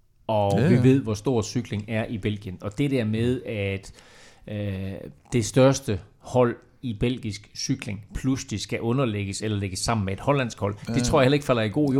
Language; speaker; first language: Danish; native; Danish